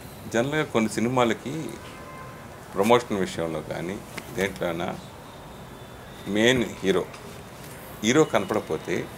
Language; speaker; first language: Telugu; native; Telugu